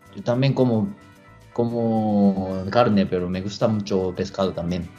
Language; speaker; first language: Spanish; non-native, learner; Japanese